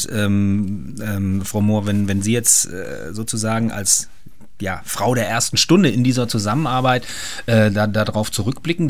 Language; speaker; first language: German; native; German